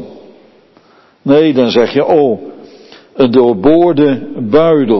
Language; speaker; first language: Dutch; native; Dutch